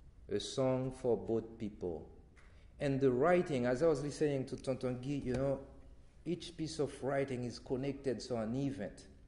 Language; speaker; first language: English; non-native, fluent; Haitian Creole